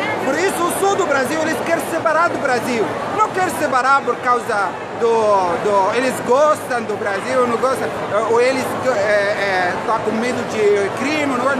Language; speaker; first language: Portuguese; non-native, learner; Arabic